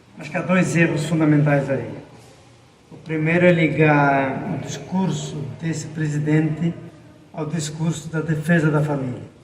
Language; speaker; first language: Portuguese; native; Portuguese